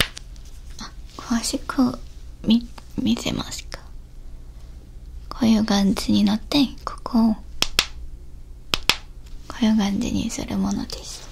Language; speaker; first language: Japanese; non-native, learner; Korean